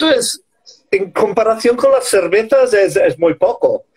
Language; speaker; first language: Spanish; non-native, fluent; English